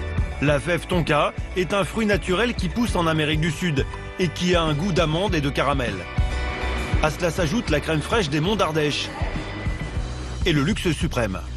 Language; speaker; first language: French; native; French